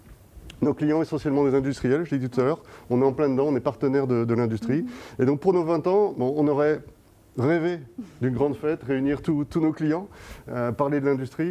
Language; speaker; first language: French; native; French